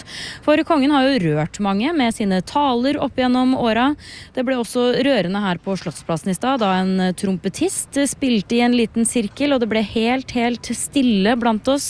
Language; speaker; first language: Norwegian; native; Norwegian